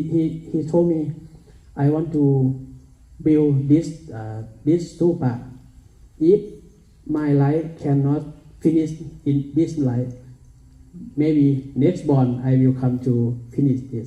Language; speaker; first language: English; non-native, learner; Thai